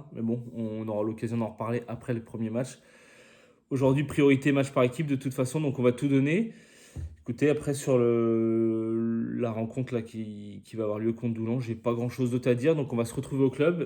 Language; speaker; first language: French; native; French